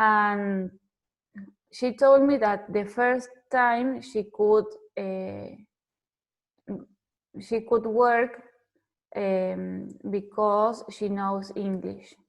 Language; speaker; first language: English; non-native, fluent; Spanish